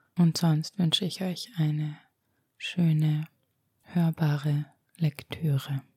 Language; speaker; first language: German; early bilingual, other home language; Romanian